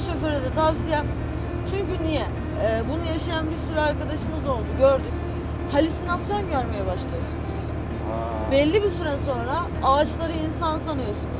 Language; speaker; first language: Turkish; native; Turkish